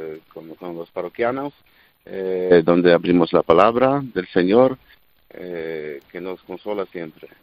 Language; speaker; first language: Spanish; non-native, fluent; Polish